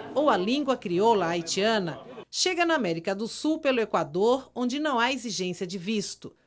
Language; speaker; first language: Portuguese; native; Portuguese